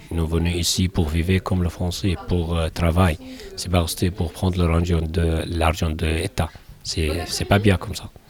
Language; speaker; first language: French; non-native, learner; Arabic